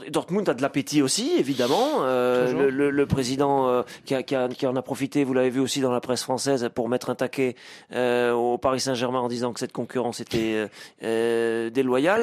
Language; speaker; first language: French; native; French